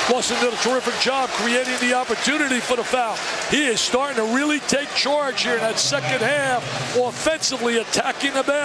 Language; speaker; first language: English; native; English